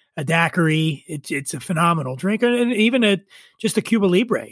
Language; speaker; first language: English; native; English